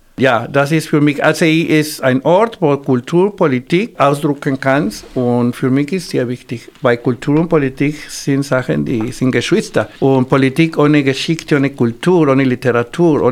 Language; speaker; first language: German; non-native, fluent; Spanish